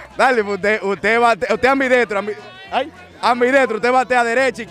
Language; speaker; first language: Spanish; native; Spanish